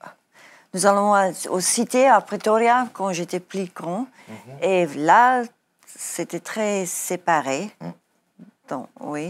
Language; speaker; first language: French; non-native, learner; Afrikaans